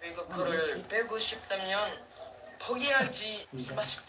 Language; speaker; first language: Korean; non-native, learner; Filipino